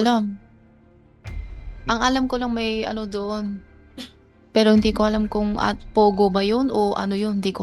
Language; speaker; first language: Filipino; non-native, learner; Chinese